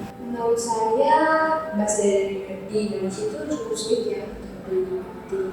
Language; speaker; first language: Indonesian; early bilingual, heritage; Indonesian